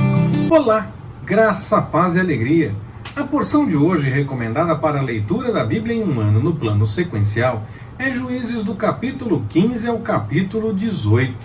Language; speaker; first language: Portuguese; native; Portuguese